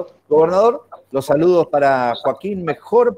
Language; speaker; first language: Spanish; native; Spanish